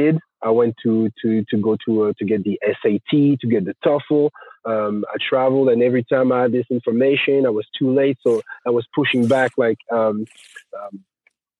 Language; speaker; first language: English; non-native, fluent; French